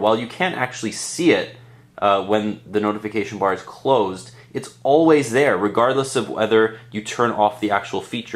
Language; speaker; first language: English; native; English